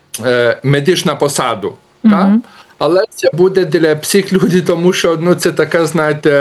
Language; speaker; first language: Ukrainian; non-native, learner; Lithuanian